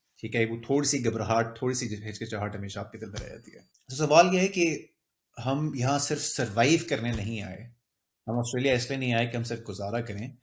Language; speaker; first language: Urdu; native; Urdu